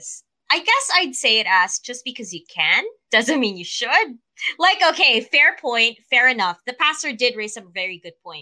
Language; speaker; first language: English; non-native, local second language; Filipino